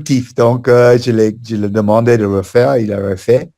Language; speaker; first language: French; non-native, fluent; English